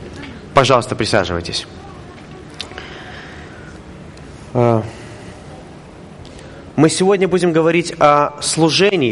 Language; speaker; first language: Russian; native; Russian